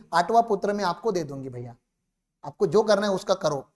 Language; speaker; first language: Hindi; non-native, local second language; Marathi